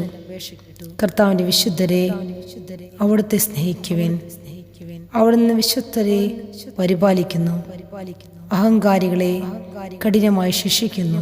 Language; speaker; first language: Malayalam; native; Malayalam